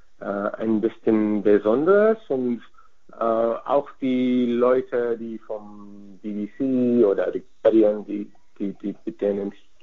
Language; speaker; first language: German; non-native, fluent; Hungarian